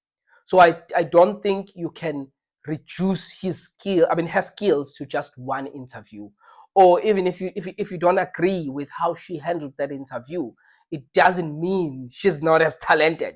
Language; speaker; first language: English; non-native, local second language; Zulu